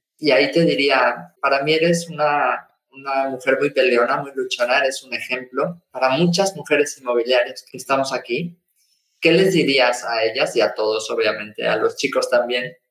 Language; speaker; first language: Spanish; native; Spanish